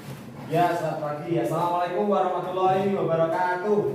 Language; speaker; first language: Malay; non-native, local second language; Javanese